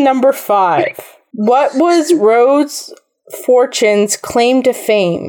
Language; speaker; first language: English; native; English